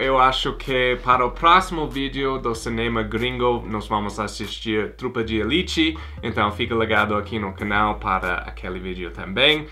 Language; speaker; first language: Portuguese; non-native, fluent; English